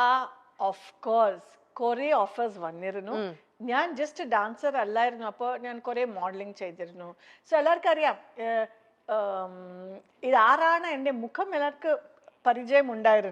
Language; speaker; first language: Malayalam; non-native, local second language; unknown